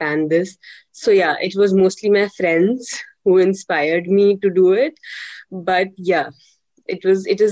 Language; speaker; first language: English; non-native, local second language; Hindi